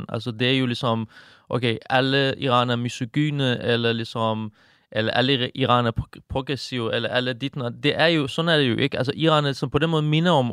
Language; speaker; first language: Danish; non-native, fluent; Persian